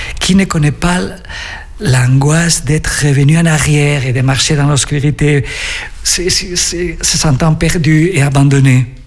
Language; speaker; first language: French; non-native, fluent; Spanish